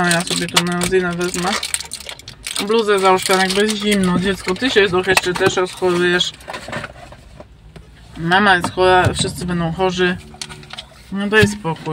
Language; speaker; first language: Polish; native; Polish